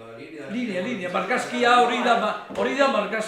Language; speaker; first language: Basque; native; Basque